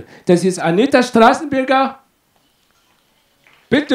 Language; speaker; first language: German; non-native, fluent; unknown